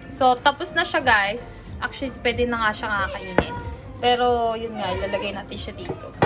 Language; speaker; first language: Filipino; native; Filipino